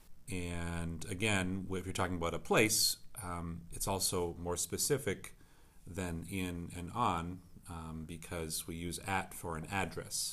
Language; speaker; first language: English; native; English